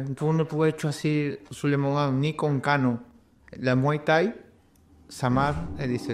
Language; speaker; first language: French; non-native, learner; Spanish